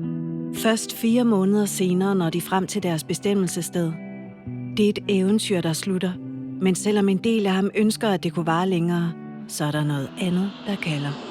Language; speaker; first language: Danish; native; Danish